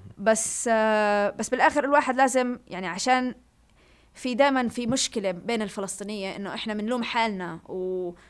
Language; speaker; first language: Arabic; early bilingual, heritage; Arabic